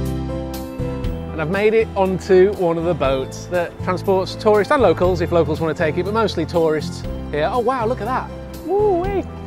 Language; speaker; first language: English; native; English